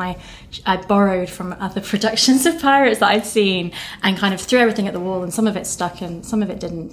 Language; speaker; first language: English; native; English